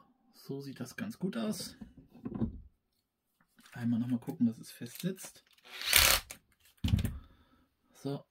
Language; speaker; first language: German; native; German